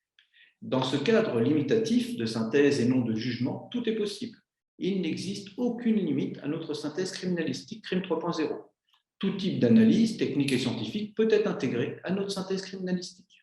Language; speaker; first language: French; native; French